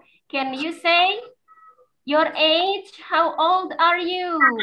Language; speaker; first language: English; non-native, fluent; Indonesian